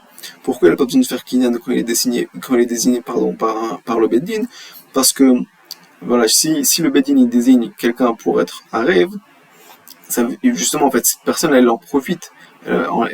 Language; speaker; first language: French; native; French